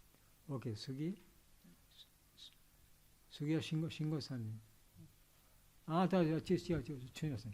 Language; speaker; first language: Japanese; non-native, learner; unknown